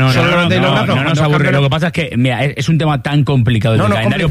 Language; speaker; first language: Spanish; native; Spanish